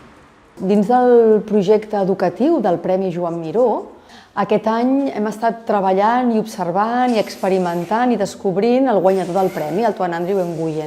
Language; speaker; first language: Catalan; native; Catalan